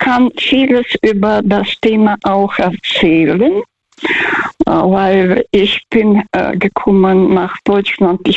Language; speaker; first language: German; non-native, learner; Russian